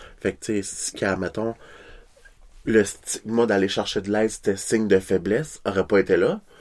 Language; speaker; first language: French; native; French